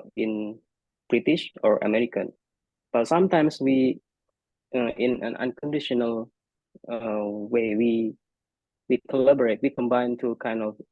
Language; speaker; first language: English; non-native, fluent; Indonesian